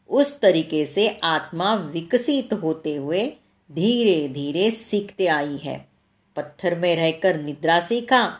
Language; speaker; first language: Hindi; non-native, local second language; Marathi